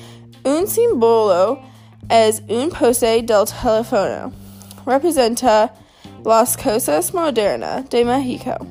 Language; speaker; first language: Spanish; non-native, learner; English